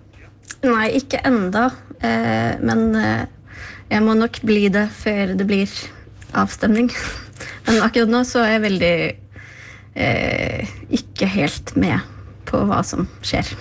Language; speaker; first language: Swedish; non-native, fluent; Icelandic